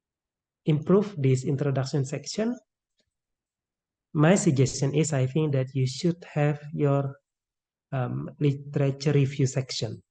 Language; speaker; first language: English; non-native, local second language; Indonesian